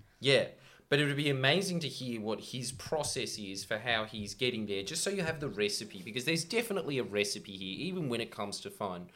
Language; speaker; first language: English; native; English